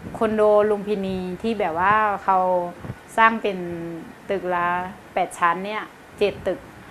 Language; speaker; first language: Thai; non-native, fluent; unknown